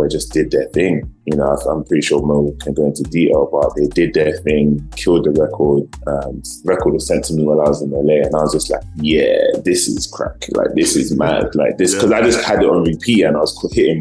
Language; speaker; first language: English; native; English